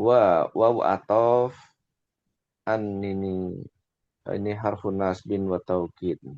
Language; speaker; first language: Arabic; non-native, learner; Indonesian